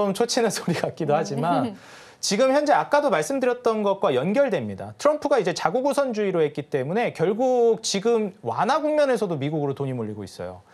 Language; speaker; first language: Korean; native; Korean